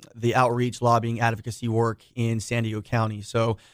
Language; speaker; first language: English; native; English